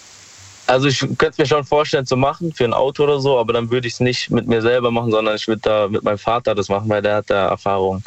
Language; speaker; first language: German; native; German